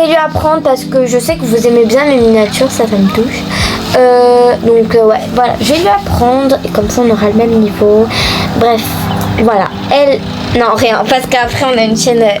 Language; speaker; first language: French; native; French